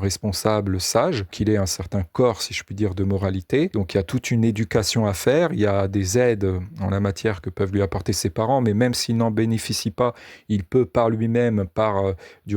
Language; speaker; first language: French; native; French